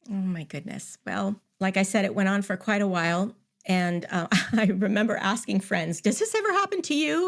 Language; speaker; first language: English; native; English